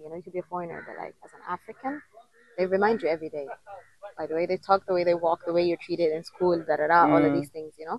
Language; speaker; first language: English; non-native, fluent; Somali